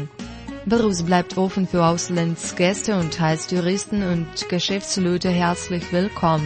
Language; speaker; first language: German; non-native, fluent; Russian